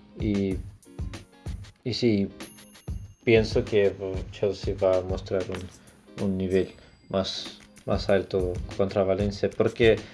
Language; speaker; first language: Spanish; non-native, learner; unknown